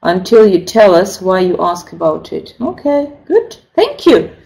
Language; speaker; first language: English; non-native, fluent; Russian